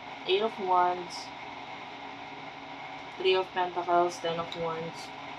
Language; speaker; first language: English; non-native, local second language; Filipino